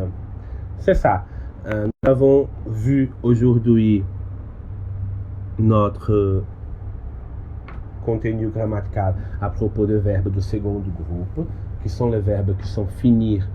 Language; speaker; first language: French; non-native, learner; Portuguese